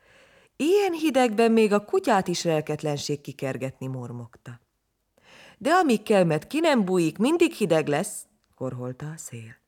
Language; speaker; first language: Hungarian; native; Hungarian